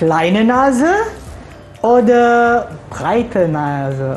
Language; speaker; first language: German; non-native, learner; Malay